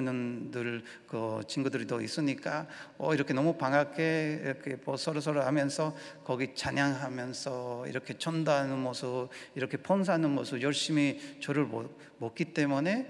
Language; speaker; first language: Korean; non-native, learner; Spanish